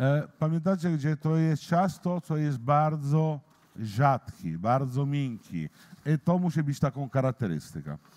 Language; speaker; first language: Polish; non-native, learner; Italian